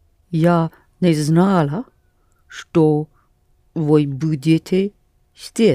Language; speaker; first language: Russian; non-native, learner; English